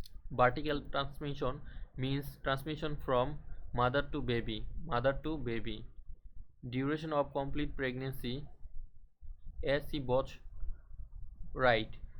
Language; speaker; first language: English; non-native, local second language; Bangla